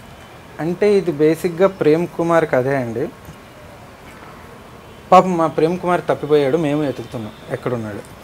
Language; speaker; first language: Telugu; native; Telugu